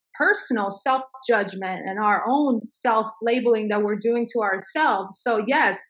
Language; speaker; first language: English; early bilingual, other home language; Swedish